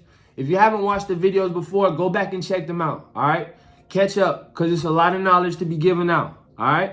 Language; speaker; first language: English; native; English